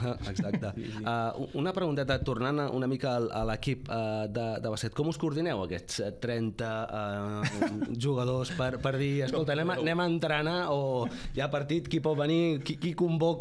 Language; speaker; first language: Catalan; native; Catalan